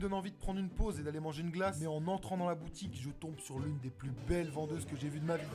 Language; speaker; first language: French; native; French